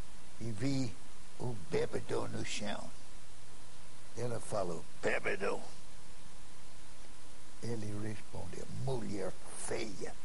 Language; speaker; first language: Portuguese; non-native, fluent; English